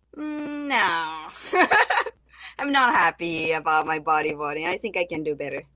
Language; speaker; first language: English; non-native, learner; Japanese